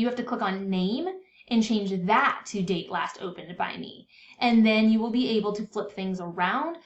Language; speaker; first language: English; native; English